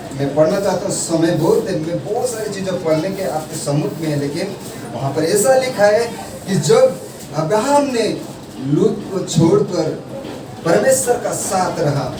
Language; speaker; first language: Hindi; non-native, local second language; Marathi